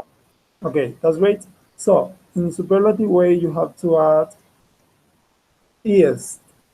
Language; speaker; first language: English; non-native, fluent; Spanish